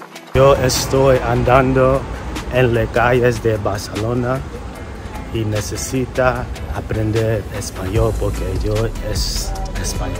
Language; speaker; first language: Spanish; early bilingual, heritage; English